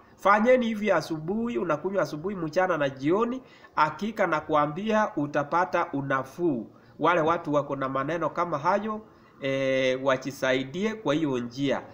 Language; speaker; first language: Swahili; non-native, local second language; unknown